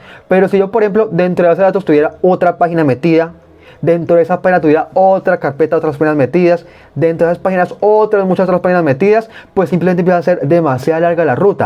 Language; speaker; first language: Spanish; native; Spanish